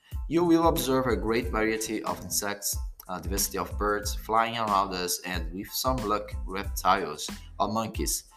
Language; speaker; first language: English; non-native, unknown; Portuguese